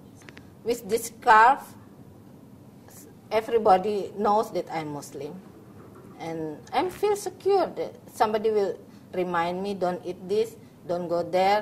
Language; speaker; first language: English; non-native, learner; Indonesian